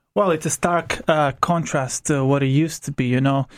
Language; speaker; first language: English; non-native, fluent; Croatian